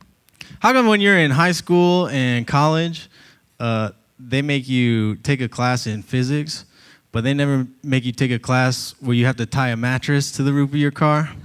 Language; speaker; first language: English; native; English